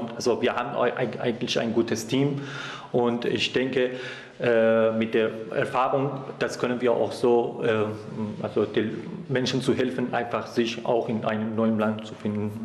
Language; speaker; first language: German; non-native, fluent; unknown